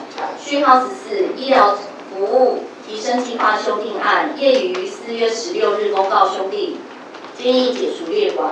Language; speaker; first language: Chinese; native; Chinese